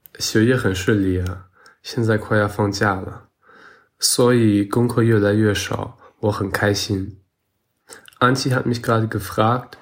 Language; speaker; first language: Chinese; non-native, fluent; German